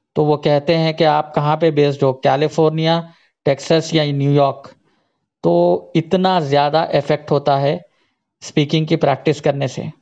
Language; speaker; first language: Hindi; native; Hindi